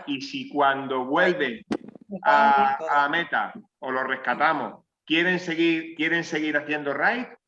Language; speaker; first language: Spanish; native; Spanish